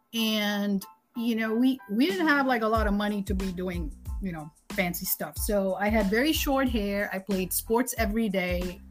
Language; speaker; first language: English; non-native, fluent; Dutch